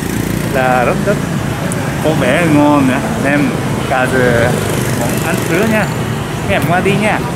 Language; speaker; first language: Vietnamese; non-native, learner; Japanese